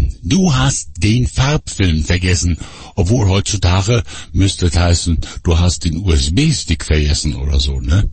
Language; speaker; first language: German; native; German